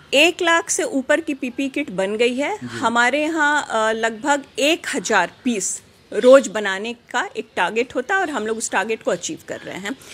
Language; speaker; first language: Hindi; native; Hindi